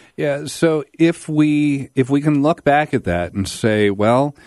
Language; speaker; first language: English; native; English